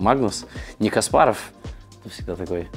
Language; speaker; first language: Russian; early bilingual, heritage; Russian